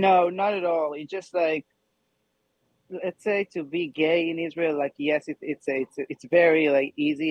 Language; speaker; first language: English; non-native, fluent; Hebrew